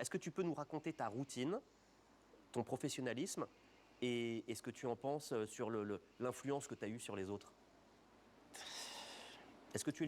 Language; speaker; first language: French; native; French